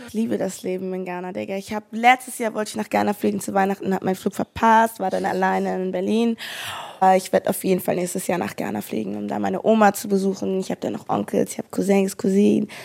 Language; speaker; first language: German; native; German